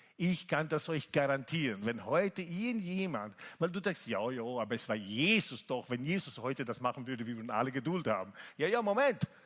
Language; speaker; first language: German; non-native, fluent; Italian